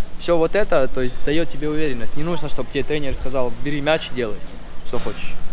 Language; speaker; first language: Russian; early bilingual, other home language; Georgian